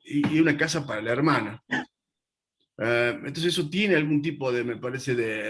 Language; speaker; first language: Spanish; native; Spanish